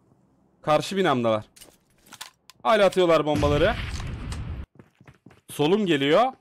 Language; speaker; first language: Turkish; native; Turkish